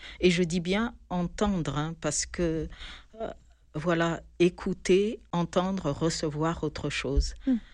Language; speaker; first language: French; non-native, local second language; Malagasy